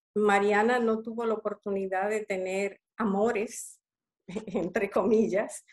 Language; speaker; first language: Spanish; early bilingual, other home language; English